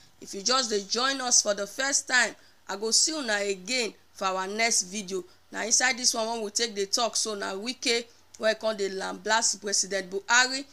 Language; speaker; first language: Nigerian Pidgin; native; Nigerian Pidgin